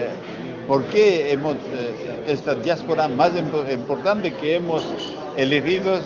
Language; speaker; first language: Spanish; non-native, learner; French